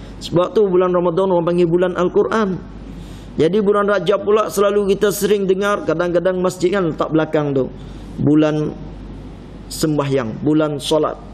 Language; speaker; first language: Malay; non-native, fluent; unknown